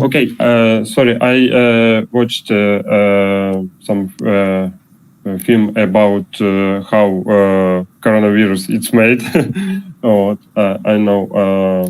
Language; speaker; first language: English; non-native, learner; Russian